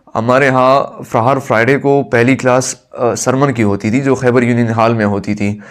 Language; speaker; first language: Urdu; non-native, local second language; Pashto